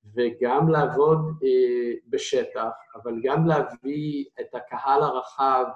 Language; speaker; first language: Hebrew; non-native, fluent; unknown